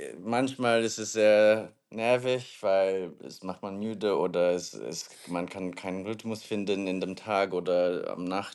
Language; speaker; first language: German; non-native, fluent; English